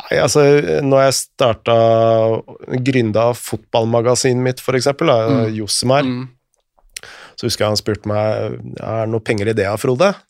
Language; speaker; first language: Norwegian; native; Norwegian